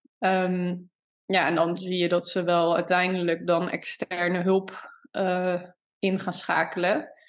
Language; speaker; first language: Dutch; native; Dutch